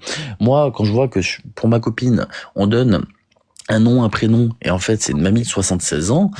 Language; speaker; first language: French; native; French